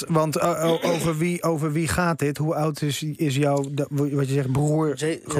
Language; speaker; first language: Dutch; native; Dutch